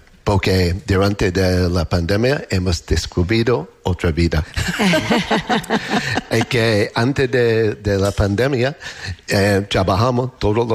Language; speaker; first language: Spanish; non-native, learner; English